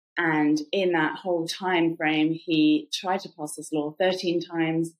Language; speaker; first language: English; native; English